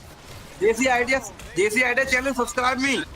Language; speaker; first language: English; non-native, learner; Hindi